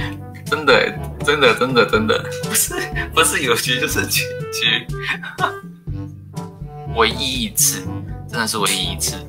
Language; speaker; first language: Chinese; native; Chinese